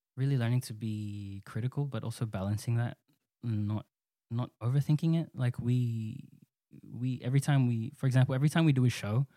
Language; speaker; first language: English; native; English